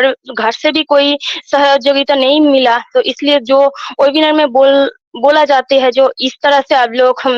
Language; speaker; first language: Hindi; non-native, local second language; Bangla